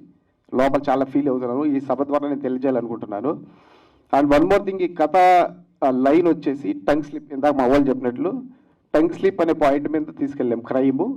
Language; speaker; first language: Telugu; native; Telugu